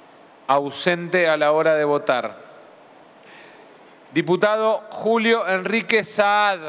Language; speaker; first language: Spanish; native; Spanish